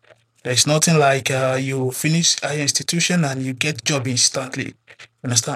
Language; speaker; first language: English; non-native, local second language; Yoruba